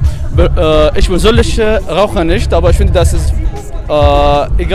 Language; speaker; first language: German; non-native, learner; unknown